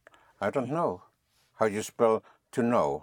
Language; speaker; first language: English; non-native, fluent; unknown